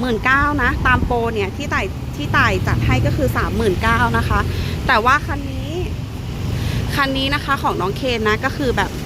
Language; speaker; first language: Thai; native; Thai